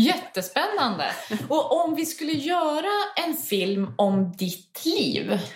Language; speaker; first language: Swedish; native; Swedish